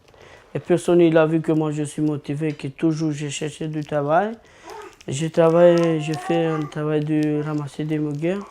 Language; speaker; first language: French; non-native, learner; Romanian